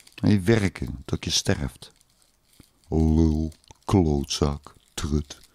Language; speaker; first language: Dutch; native; Dutch